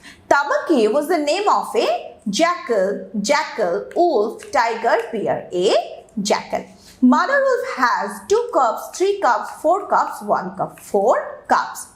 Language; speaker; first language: English; non-native, local second language; Bangla